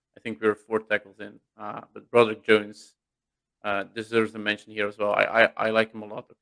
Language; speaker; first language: English; non-native, fluent; Dutch